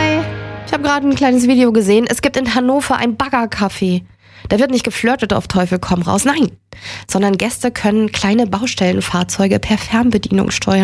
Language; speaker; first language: German; native; German